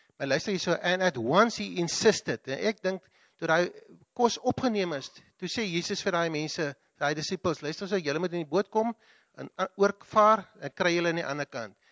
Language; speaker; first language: Afrikaans; native; Afrikaans